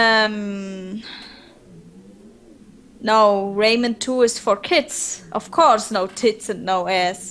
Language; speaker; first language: English; non-native, learner; German